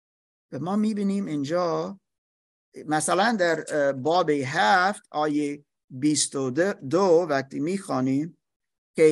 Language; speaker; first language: Persian; non-native, learner; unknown